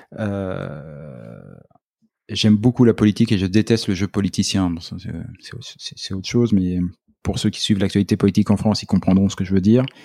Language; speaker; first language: French; native; French